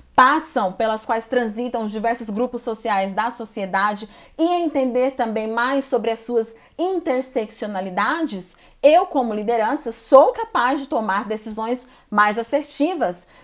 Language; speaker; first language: Portuguese; native; Portuguese